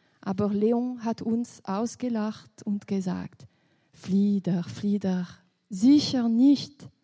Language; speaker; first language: German; non-native, local second language; French